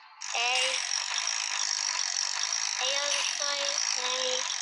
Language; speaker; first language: Finnish; early bilingual, other home language; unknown